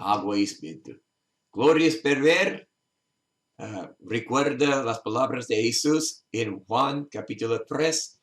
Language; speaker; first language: Spanish; non-native, learner; English